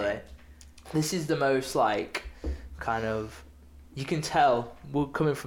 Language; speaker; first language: English; native; English